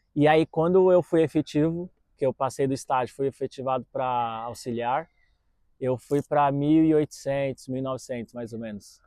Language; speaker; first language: Portuguese; native; Portuguese